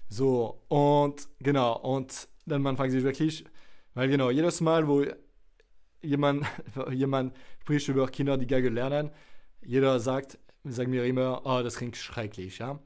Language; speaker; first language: German; non-native, fluent; French